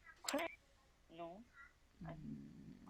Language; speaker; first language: English; non-native, learner; Chinese